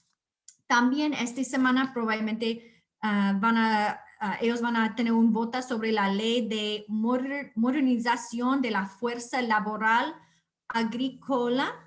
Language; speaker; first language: Spanish; non-native, fluent; English